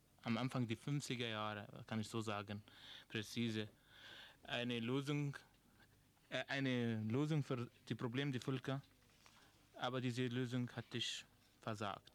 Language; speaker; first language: German; non-native, learner; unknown